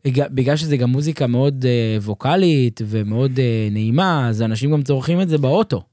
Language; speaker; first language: Hebrew; native; Hebrew